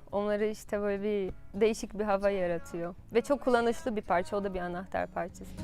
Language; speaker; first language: Turkish; non-native, fluent; Portuguese